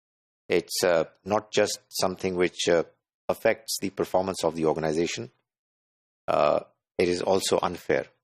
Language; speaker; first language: English; non-native, local second language; Urdu